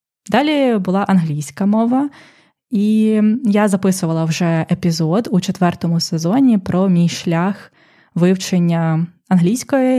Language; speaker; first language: Ukrainian; native; Ukrainian